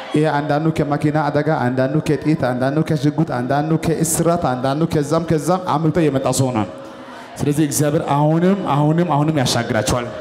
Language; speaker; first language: Amharic; non-native, local second language; Wolaytta